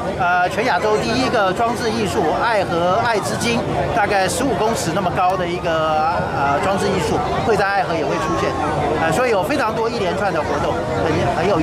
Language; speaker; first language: Chinese; native; Chinese